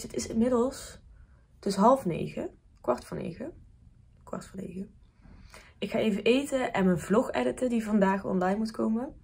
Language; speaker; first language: Dutch; native; Dutch